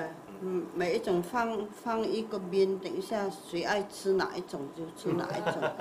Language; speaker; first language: Chinese; non-native, local second language; Min Nan Chinese